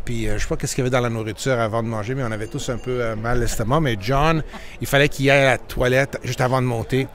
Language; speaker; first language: French; non-native, local second language; English